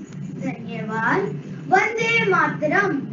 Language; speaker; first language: Hindi; native; Hindi